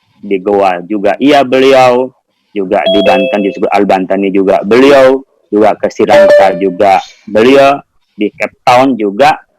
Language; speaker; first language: Indonesian; non-native, local second language; Madurese